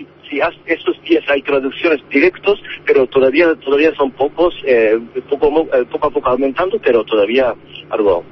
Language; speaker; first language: Spanish; non-native, learner; Japanese